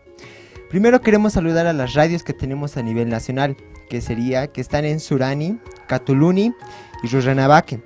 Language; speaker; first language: Spanish; native; Spanish